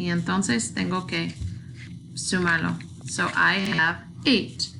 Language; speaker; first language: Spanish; non-native, learner; English